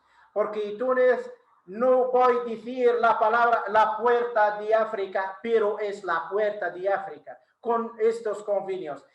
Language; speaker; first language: Spanish; non-native, fluent; Arabic